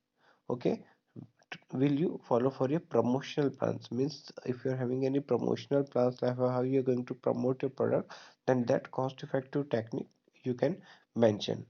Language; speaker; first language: English; non-native, local second language; Hindi